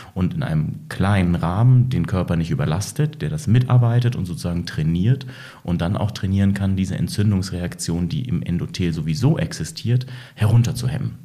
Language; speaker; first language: German; native; German